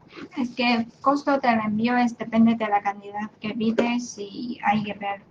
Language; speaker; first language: Spanish; non-native, fluent; Chinese